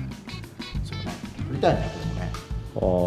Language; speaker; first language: Japanese; native; Japanese